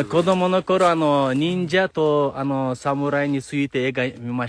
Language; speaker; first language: Japanese; non-native, learner; Kyrgyz